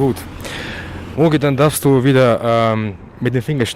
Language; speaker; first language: German; native; German